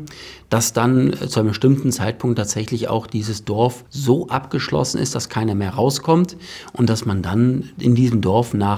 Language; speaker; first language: German; native; German